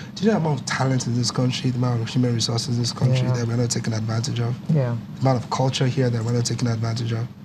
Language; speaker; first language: English; non-native, local second language; Yoruba